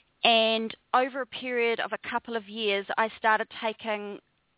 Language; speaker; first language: English; native; English